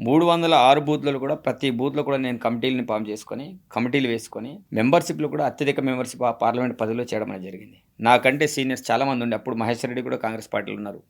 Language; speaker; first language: Telugu; non-native, local second language; Gondi